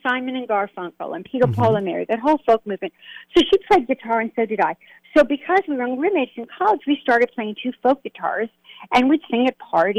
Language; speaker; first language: English; native; English